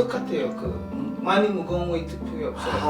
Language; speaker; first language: Korean; non-native, learner; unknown